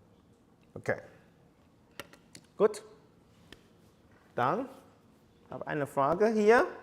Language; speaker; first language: German; non-native, learner; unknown